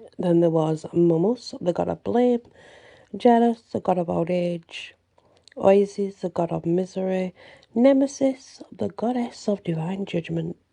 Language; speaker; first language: English; native; English